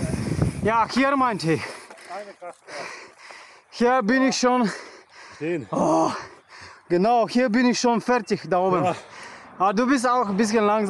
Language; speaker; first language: German; non-native, learner; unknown